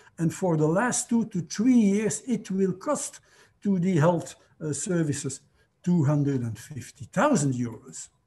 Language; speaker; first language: English; non-native, fluent; Dutch